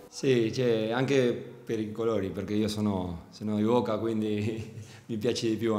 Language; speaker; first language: Italian; non-native, fluent; Spanish